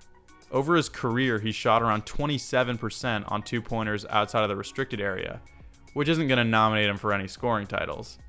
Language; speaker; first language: English; native; English